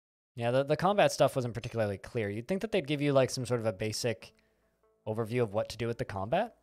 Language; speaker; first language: English; native; English